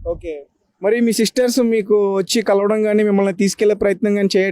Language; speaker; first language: Telugu; native; Telugu